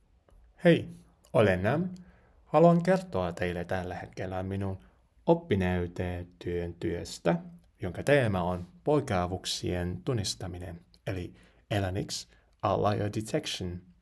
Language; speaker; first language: Finnish; non-native, learner; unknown